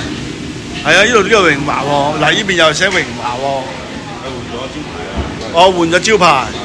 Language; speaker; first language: Cantonese; native; Cantonese